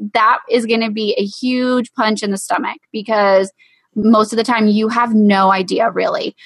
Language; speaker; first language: English; native; English